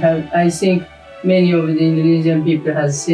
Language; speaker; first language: English; non-native, fluent; Japanese